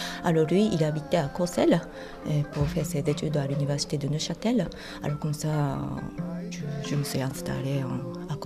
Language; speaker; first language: French; non-native, fluent; Japanese